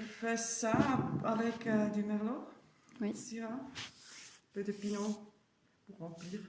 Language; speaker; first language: French; non-native, learner; German